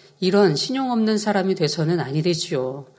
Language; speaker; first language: Korean; native; Korean